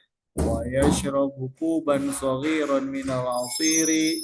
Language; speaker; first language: Arabic; non-native, fluent; Indonesian